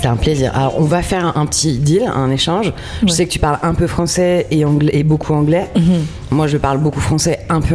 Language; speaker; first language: French; native; French